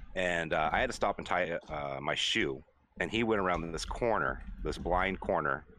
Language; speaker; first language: English; native; English